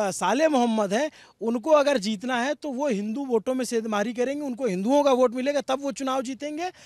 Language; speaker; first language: Hindi; native; Hindi